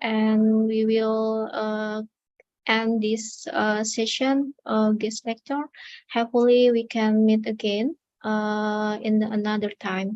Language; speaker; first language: English; non-native, learner; Indonesian